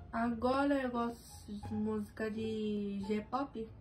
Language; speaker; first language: Portuguese; early bilingual, other home language; Japanese